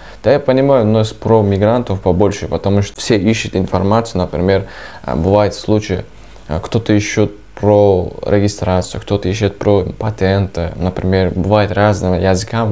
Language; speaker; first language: Russian; non-native, fluent; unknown